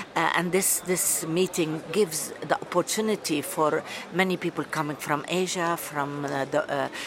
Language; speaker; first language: English; non-native, fluent; Arabic